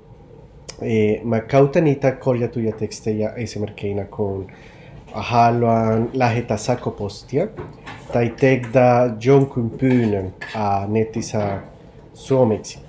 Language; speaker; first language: Finnish; non-native, learner; Spanish